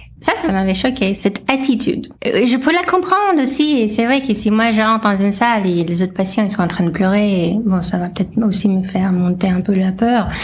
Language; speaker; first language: French; non-native, fluent; English